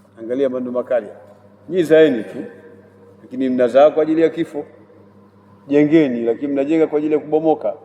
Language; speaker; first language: Swahili; native; Swahili